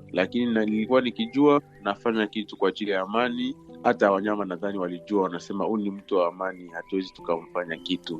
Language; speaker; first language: Swahili; native; Swahili